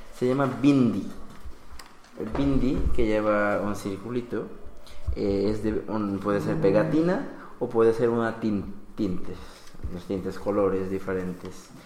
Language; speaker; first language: Spanish; non-native, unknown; Bangla